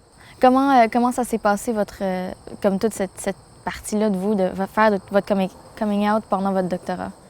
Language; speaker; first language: French; native; French